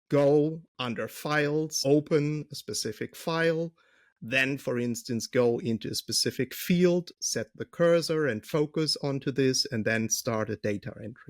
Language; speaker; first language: English; non-native, fluent; German